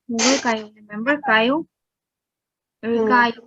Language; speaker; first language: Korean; non-native, fluent; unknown